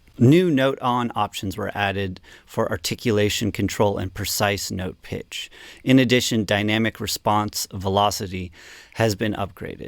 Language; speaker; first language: English; native; English